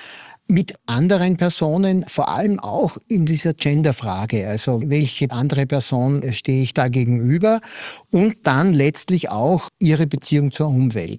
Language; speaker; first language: German; native; German